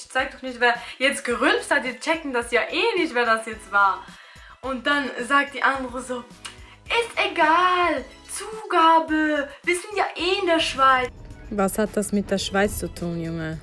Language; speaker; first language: German; early bilingual, other home language; Albanian